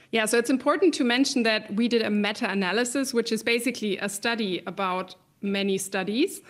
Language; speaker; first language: English; non-native, fluent; German